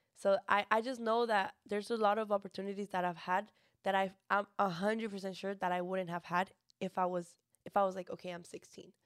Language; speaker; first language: English; early bilingual, other home language; Spanish